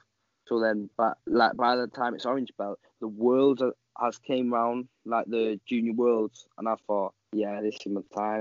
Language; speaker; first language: English; native; English